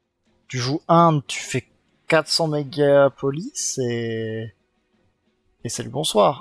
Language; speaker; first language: French; native; French